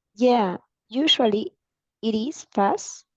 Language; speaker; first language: English; non-native, learner; Spanish